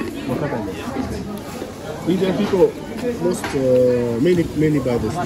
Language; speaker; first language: English; non-native, learner; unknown